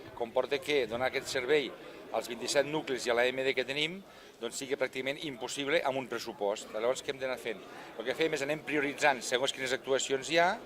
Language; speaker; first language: Catalan; native; Catalan